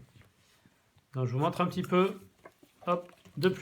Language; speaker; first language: French; native; French